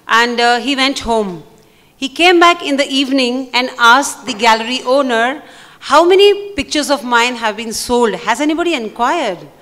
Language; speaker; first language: English; non-native, local second language; Marathi